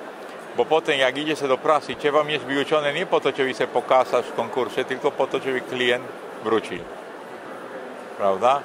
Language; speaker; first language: Polish; non-native, fluent; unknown